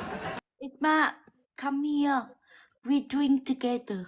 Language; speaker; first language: English; non-native, learner; Vietnamese